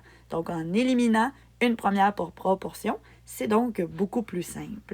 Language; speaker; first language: French; native; French